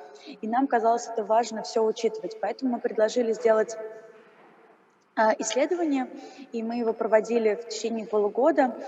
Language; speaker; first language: Russian; native; Russian